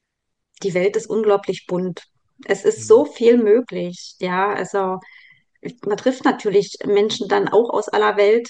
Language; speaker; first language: German; native; German